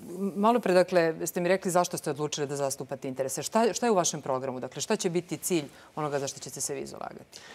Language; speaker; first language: Serbian; native; Serbian